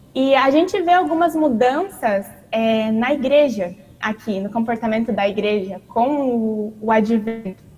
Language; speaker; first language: Portuguese; native; Portuguese